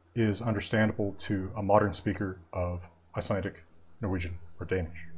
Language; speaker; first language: English; native; English